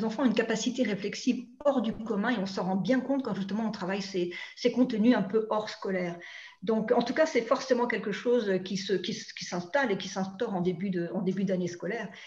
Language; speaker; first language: French; native; French